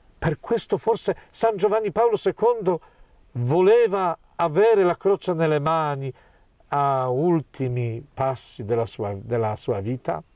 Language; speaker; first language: Italian; non-native, fluent; Polish